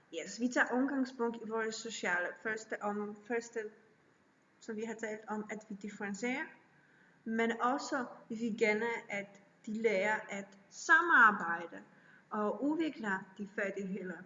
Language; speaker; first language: Danish; non-native, learner; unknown